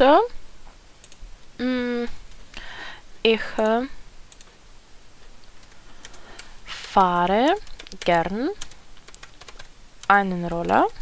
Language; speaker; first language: German; non-native, learner; Ukrainian